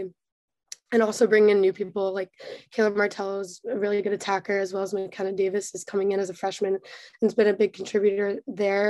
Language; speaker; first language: English; native; English